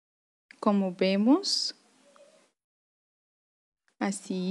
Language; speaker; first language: Spanish; non-native, fluent; Arabic